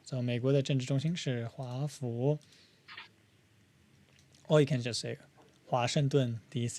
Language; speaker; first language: Chinese; non-native, fluent; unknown